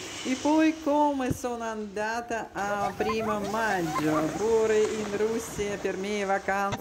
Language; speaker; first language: Italian; non-native, learner; Russian